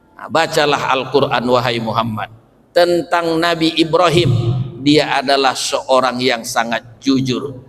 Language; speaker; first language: Malay; non-native, local second language; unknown